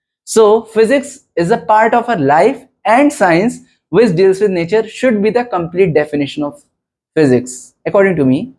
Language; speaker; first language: English; non-native, local second language; Hindi